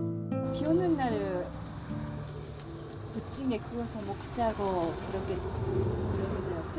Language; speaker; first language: Korean; non-native, fluent; Japanese